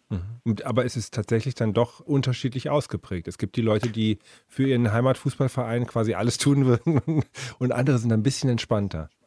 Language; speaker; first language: German; native; German